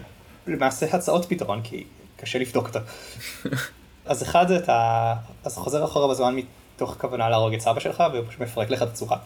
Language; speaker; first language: Hebrew; native; Hebrew